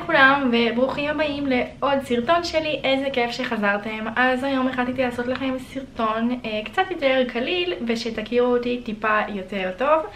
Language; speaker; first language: Hebrew; early bilingual, other home language; Russian